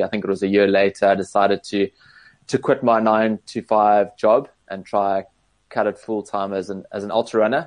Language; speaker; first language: English; native; English